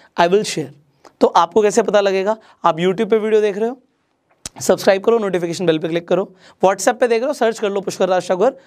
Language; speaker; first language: Hindi; non-native, local second language; Marathi